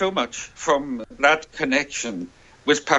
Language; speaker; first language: English; native; English